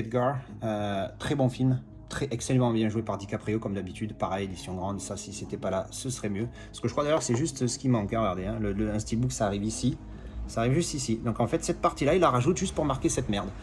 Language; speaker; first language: French; native; French